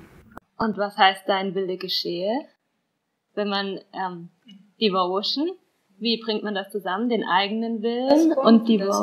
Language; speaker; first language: German; native; German